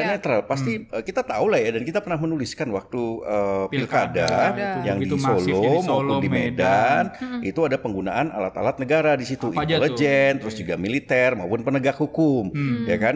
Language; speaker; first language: Indonesian; native; Indonesian